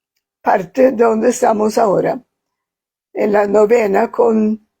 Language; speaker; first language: Spanish; non-native, fluent; Swedish